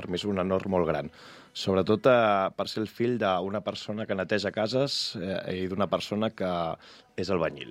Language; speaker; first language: Catalan; native; Catalan